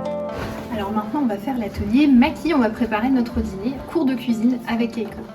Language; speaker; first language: French; native; French